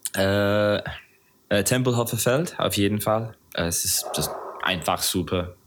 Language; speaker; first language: German; non-native, learner; English